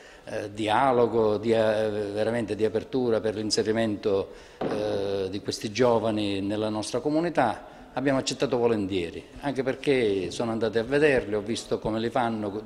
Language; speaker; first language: Italian; native; Italian